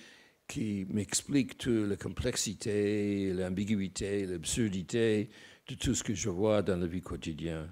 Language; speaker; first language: French; non-native, fluent; English